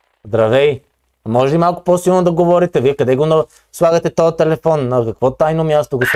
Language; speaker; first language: Bulgarian; native; Bulgarian